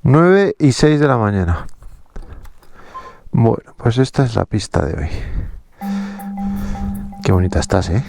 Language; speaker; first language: Spanish; native; Spanish